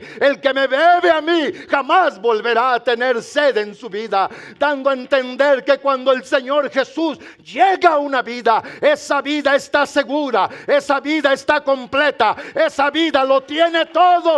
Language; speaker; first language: Spanish; native; Spanish